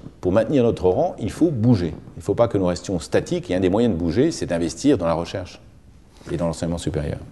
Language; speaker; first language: French; native; French